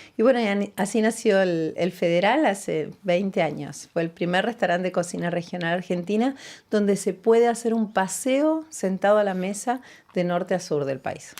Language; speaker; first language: Spanish; native; Spanish